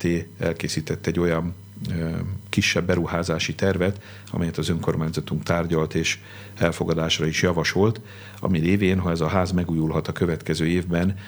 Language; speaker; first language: Hungarian; native; Hungarian